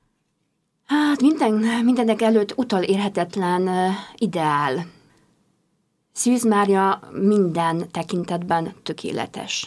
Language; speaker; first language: Hungarian; non-native, fluent; Polish